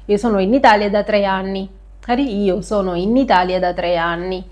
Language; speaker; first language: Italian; non-native, fluent; Sinhala